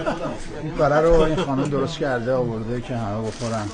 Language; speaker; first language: Persian; native; Persian